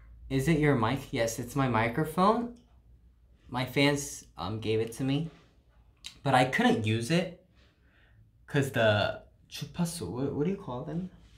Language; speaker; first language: English; early bilingual, other home language; Korean